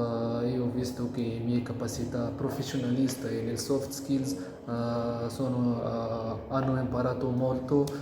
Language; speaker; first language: Italian; non-native, learner; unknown